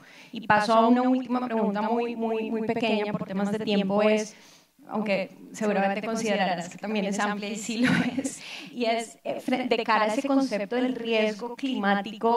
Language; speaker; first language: Spanish; native; Spanish